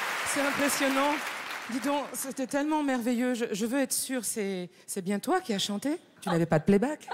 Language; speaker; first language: French; native; French